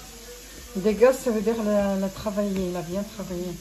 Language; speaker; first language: French; non-native, fluent; Arabic